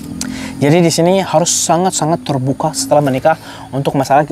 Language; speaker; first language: Indonesian; non-native, fluent; Arabic